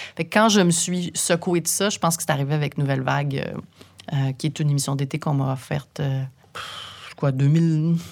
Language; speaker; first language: French; native; French